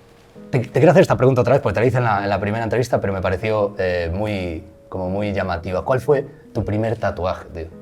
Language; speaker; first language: Spanish; native; Spanish